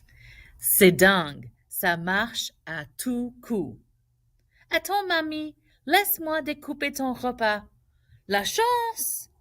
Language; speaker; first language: French; non-native, fluent; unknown